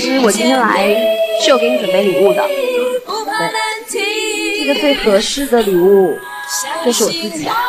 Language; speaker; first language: Chinese; native; Chinese